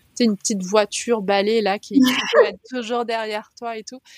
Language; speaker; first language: French; native; French